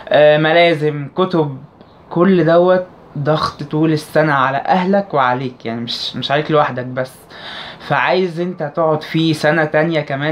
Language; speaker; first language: Arabic; native; Arabic